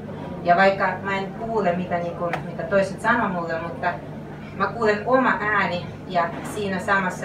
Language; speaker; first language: Finnish; non-native, fluent; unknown